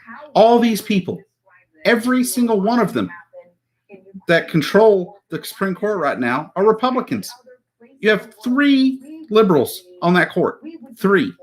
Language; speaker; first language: English; native; English